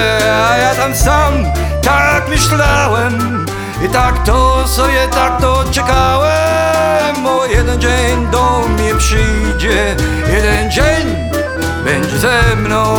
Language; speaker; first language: Polish; early bilingual, heritage; Polish